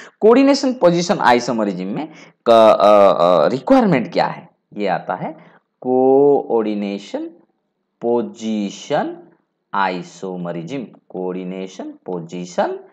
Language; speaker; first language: Hindi; non-native, local second language; Bangla